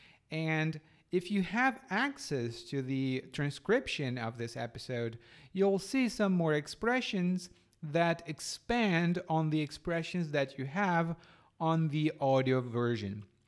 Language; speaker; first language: English; non-native, fluent; Portuguese